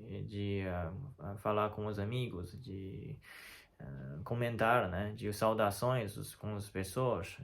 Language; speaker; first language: Portuguese; non-native, fluent; Chinese